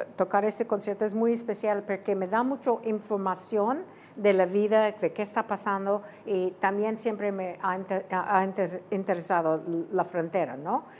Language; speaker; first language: Spanish; early bilingual, heritage; Spanish